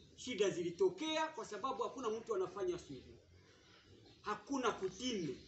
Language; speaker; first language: Swahili; non-native, local second language; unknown